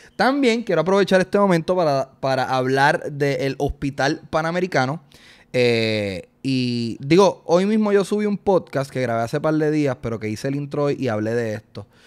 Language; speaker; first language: Spanish; native; Spanish